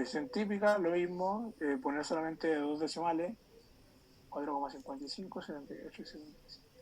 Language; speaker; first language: Spanish; native; Spanish